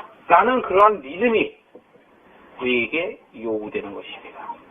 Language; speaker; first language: Korean; native; Korean